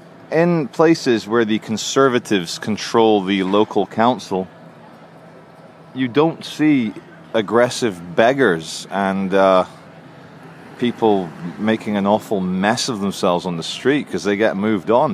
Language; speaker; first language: English; native; English